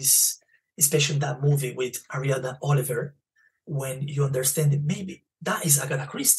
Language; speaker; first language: English; non-native, learner; Portuguese